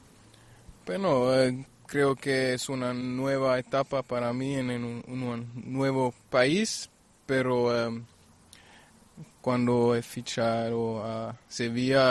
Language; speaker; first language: Spanish; non-native, fluent; German